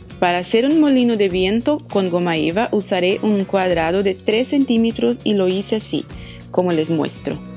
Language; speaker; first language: Spanish; non-native, fluent; Portuguese